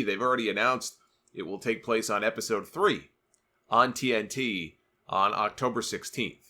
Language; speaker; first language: English; native; English